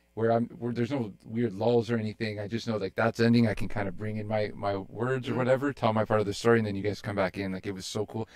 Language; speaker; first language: English; native; English